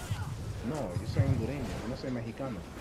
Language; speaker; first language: Spanish; early bilingual, heritage; Spanish